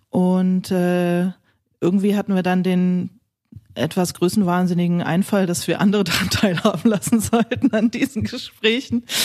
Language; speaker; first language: German; native; German